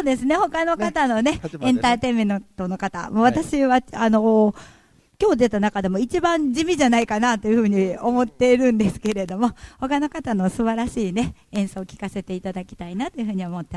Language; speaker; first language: Japanese; native; Japanese